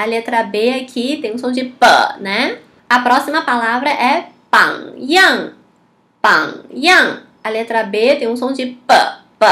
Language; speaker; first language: Portuguese; non-native, fluent; Chinese